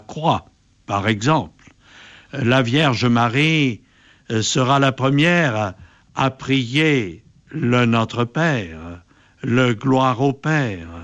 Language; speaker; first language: French; native; French